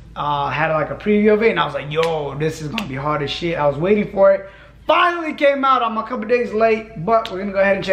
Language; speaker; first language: English; native; English